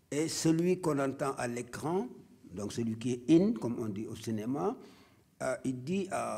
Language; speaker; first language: French; non-native, local second language; Wolof